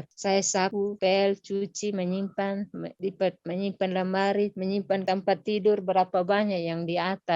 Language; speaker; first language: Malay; non-native, local second language; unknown